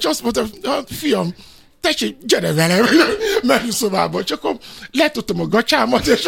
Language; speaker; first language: Hungarian; non-native, fluent; Yoruba